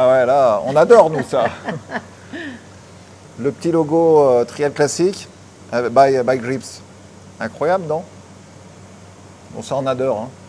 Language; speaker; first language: French; native; French